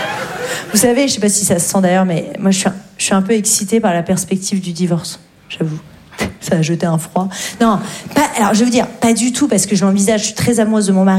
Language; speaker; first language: French; native; French